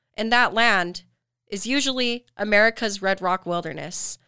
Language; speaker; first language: English; native; English